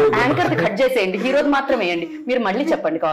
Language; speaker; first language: Telugu; native; Telugu